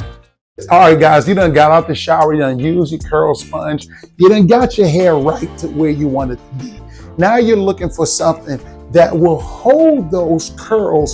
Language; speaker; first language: English; native; English